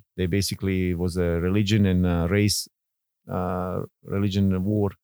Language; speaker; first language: English; non-native, fluent; Bosnian